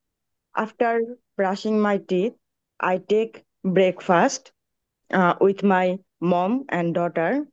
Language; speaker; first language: English; non-native, learner; Bangla